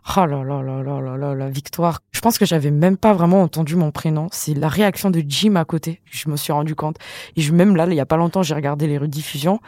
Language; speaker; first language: French; non-native, local second language; Malagasy